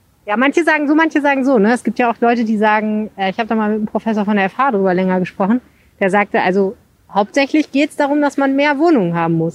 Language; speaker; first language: German; native; German